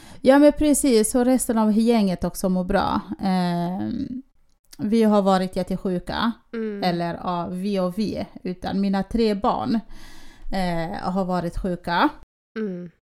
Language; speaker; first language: Swedish; early bilingual, other home language; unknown